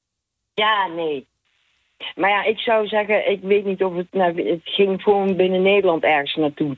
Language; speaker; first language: Dutch; native; Dutch